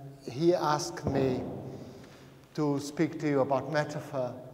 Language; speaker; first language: English; non-native, fluent; Portuguese